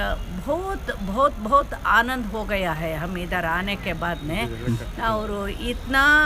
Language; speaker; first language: Hindi; non-native, local second language; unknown